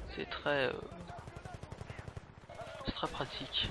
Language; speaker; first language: French; native; French